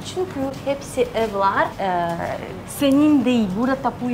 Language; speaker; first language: Turkish; non-native, learner; Russian